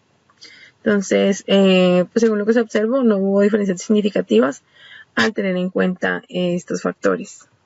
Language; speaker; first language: Spanish; native; Spanish